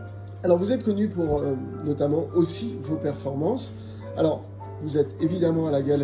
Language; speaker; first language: French; native; French